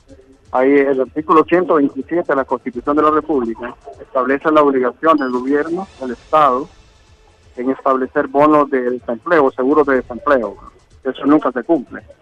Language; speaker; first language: Spanish; native; Spanish